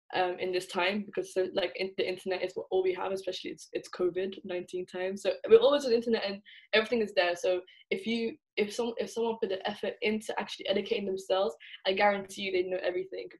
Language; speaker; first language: English; native; English